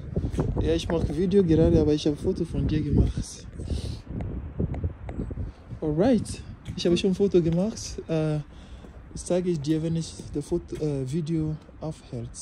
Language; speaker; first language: German; non-native, learner; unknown